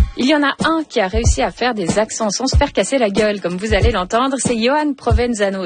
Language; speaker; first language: French; native; French